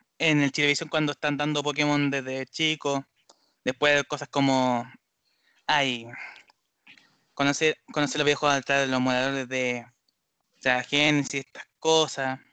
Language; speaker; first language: Spanish; non-native, learner; Japanese